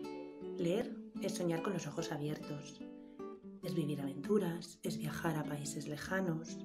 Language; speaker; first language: Spanish; native; Spanish